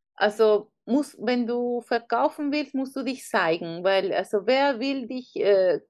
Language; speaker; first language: German; non-native, fluent; Spanish